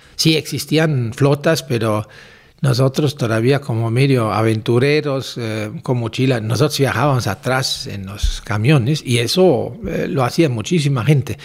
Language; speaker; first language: Spanish; non-native, fluent; German